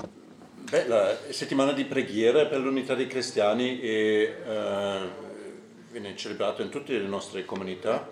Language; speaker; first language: Italian; non-native, fluent; German